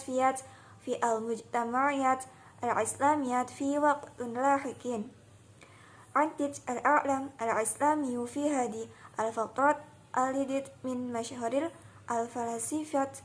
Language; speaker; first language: Arabic; non-native, learner; Indonesian